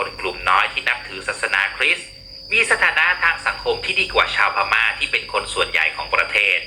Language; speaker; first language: Thai; native; Thai